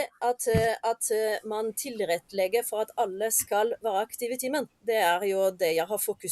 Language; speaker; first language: Norwegian; non-native, fluent; French